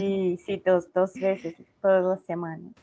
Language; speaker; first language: Spanish; non-native, learner; Portuguese